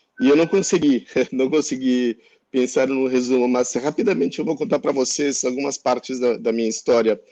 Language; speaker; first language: Portuguese; non-native, fluent; Spanish